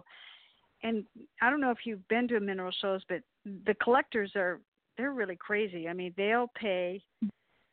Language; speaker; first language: English; native; English